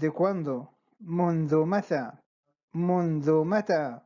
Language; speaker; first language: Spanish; non-native, fluent; Arabic